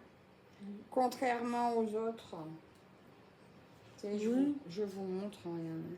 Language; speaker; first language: French; native; French